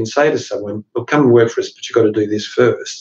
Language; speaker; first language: English; native; English